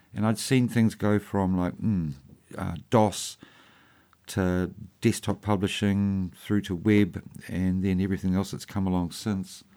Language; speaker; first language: English; native; English